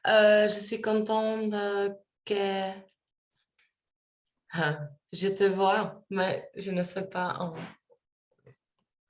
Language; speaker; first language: French; non-native, learner; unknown